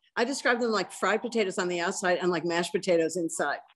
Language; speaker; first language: English; native; English